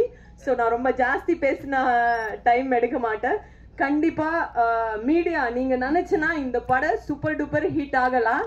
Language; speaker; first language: Tamil; non-native, fluent; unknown